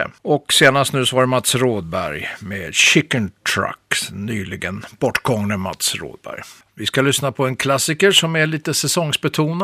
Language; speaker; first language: Swedish; native; Swedish